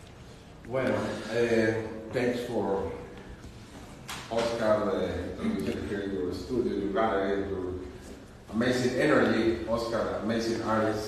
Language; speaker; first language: English; non-native, learner; Spanish